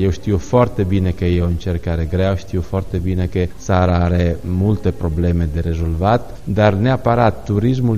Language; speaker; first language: Romanian; non-native, fluent; Italian